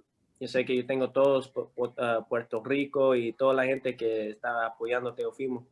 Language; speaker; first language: Spanish; early bilingual, heritage; Spanish